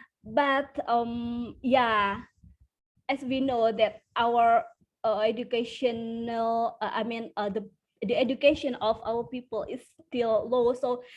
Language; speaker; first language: English; non-native, fluent; Indonesian